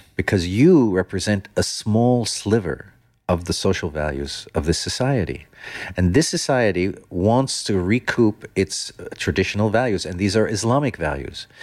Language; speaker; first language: English; non-native, fluent; Dutch